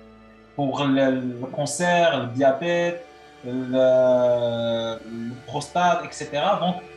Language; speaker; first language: French; non-native, local second language; Arabic